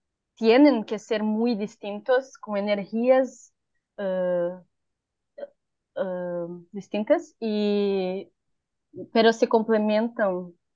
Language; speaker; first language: Spanish; non-native, learner; Portuguese